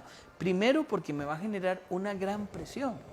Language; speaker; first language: Spanish; native; Spanish